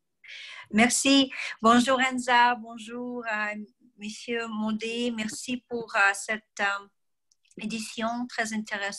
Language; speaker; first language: French; non-native, learner; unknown